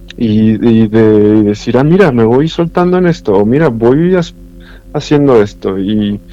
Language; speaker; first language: Spanish; native; Spanish